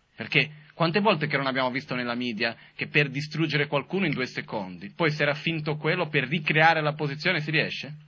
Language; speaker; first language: Italian; non-native, fluent; Portuguese